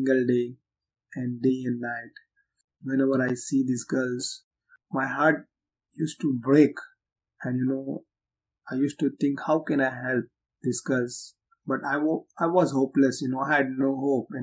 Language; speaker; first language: English; non-native, local second language; Hindi